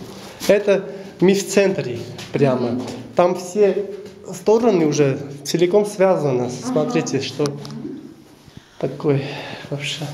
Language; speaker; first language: Russian; non-native, local second language; Armenian